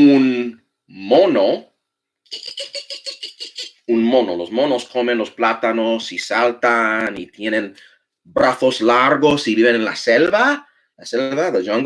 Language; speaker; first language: Spanish; non-native, fluent; English